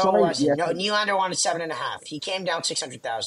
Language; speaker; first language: English; native; English